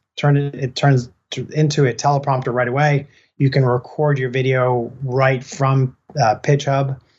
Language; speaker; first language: English; native; English